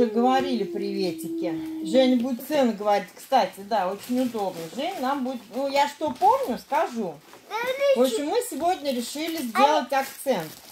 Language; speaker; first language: Russian; native; Russian